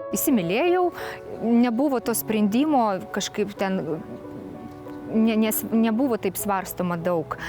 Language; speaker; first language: Lithuanian; non-native, fluent; Russian